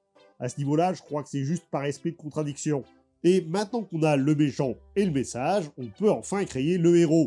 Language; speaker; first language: French; native; French